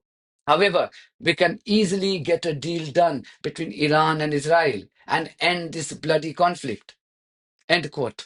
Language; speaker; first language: English; non-native, local second language; Hindi